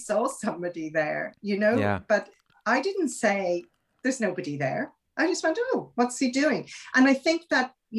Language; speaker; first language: English; native; English